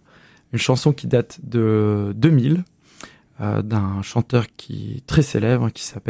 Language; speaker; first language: French; native; French